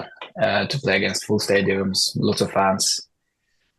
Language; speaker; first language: English; non-native, fluent; Norwegian